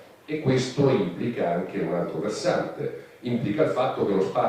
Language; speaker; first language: Italian; native; Italian